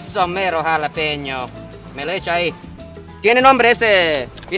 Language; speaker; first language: Spanish; non-native, fluent; English